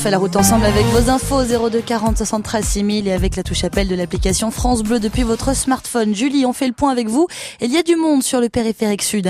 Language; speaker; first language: French; native; French